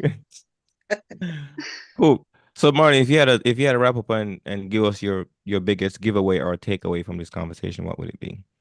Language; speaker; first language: English; non-native, fluent; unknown